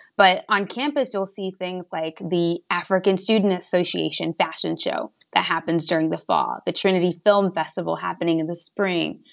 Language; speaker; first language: English; native; English